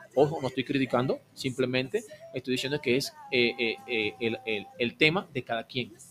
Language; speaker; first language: Spanish; native; Spanish